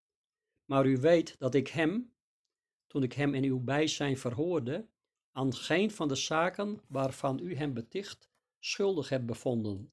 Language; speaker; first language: Dutch; native; Dutch